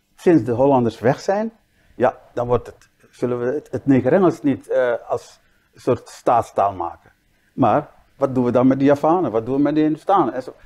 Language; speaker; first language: Dutch; native; Dutch